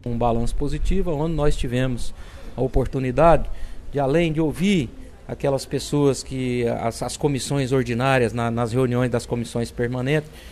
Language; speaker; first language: Portuguese; native; Portuguese